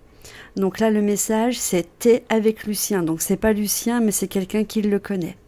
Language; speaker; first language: French; native; French